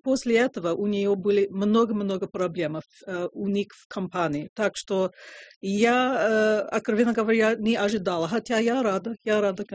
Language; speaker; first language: Russian; non-native, fluent; English